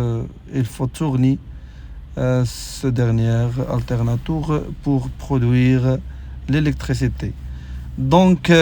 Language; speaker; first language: French; non-native, local second language; Arabic